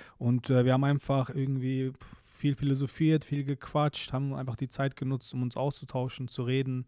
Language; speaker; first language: German; early bilingual, other home language; Polish